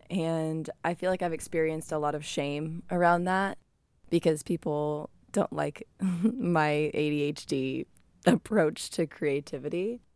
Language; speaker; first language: English; native; English